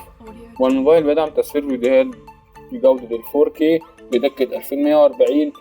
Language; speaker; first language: Arabic; native; Arabic